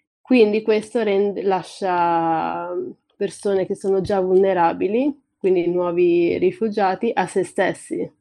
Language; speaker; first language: Italian; early bilingual, other home language; Tigrinya